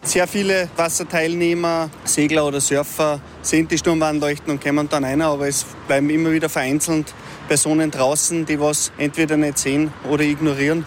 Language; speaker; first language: German; native; German